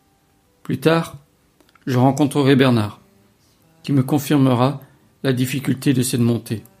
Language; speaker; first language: French; native; French